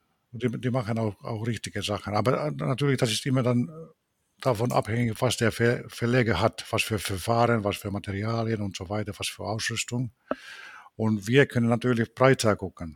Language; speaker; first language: German; non-native, fluent; Finnish